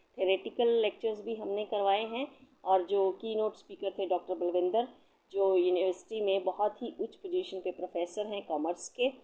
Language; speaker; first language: Hindi; non-native, local second language; Punjabi